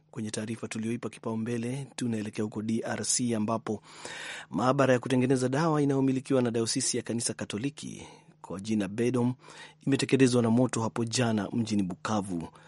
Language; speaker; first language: Swahili; non-native, local second language; Kikuyu